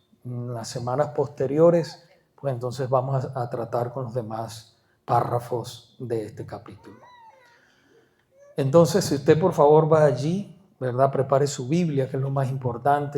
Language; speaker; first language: Spanish; native; Spanish